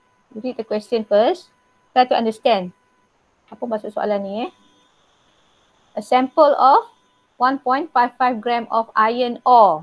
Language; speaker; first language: English; non-native, local second language; Malay